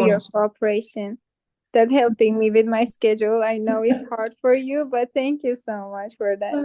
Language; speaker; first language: English; non-native, fluent; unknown